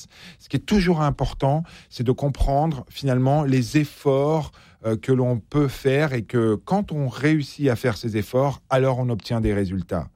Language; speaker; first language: French; native; French